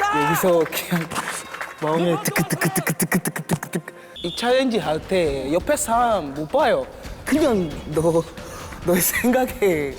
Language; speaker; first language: Korean; non-native, learner; English